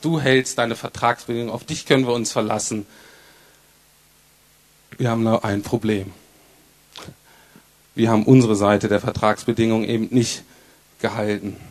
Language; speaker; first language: German; native; German